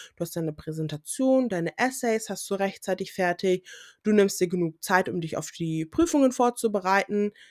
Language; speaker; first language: German; native; German